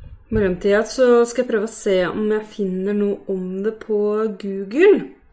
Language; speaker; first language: Norwegian; native; Norwegian